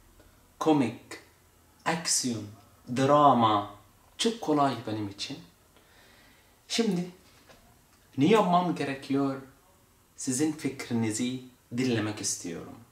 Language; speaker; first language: Turkish; non-native, fluent; Arabic